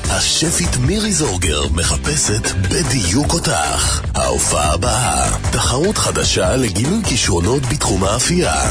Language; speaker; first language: Hebrew; native; Hebrew